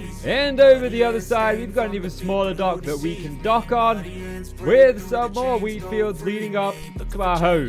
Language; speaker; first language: English; native; English